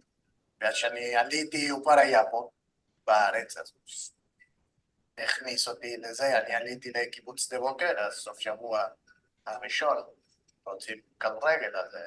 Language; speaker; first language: Hebrew; non-native, fluent; Spanish